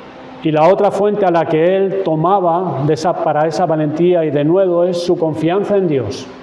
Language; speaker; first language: Spanish; native; Spanish